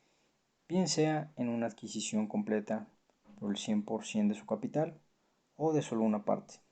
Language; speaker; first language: Spanish; native; Spanish